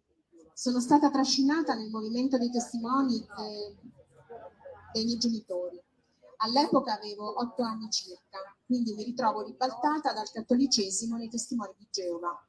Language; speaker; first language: Italian; native; Italian